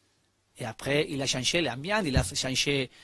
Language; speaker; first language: French; non-native, learner; Spanish